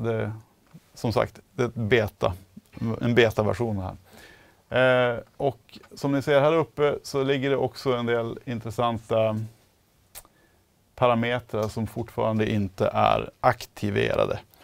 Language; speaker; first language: Swedish; native; Swedish